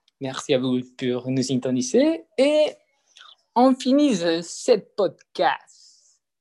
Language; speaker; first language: French; non-native, learner; Spanish